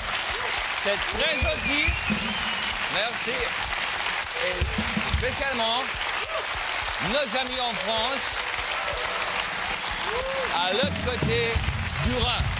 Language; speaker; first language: French; non-native, learner; German